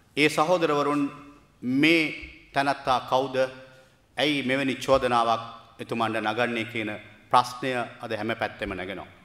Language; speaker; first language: Sinhala; non-native, local second language; Tamil